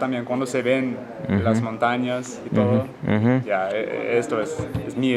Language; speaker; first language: Spanish; non-native, learner; English